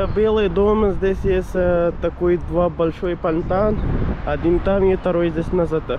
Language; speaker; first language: Russian; non-native, learner; Urdu